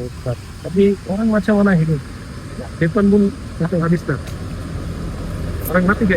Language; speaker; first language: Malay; non-native, learner; Bangla